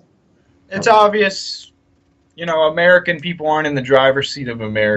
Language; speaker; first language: English; native; English